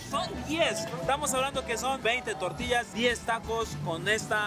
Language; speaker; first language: Spanish; native; Spanish